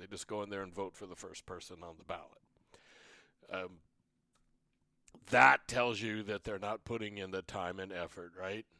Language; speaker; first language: English; native; English